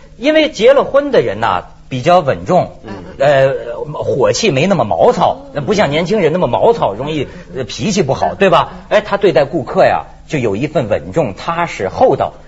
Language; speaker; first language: Chinese; native; Chinese